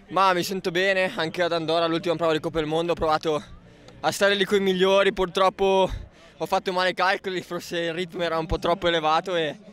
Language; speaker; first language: Italian; native; Italian